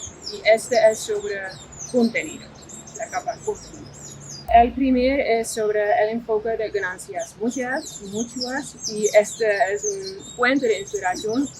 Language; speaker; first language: Spanish; non-native, fluent; Dutch